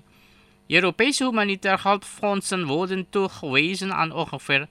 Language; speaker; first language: Dutch; non-native, fluent; Indonesian